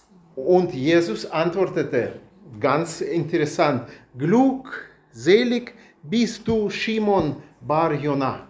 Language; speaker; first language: German; non-native, learner; Russian